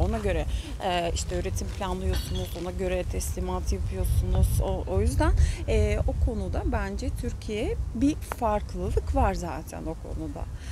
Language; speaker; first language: Turkish; non-native, fluent; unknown